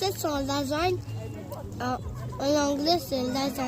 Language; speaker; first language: French; non-native, learner; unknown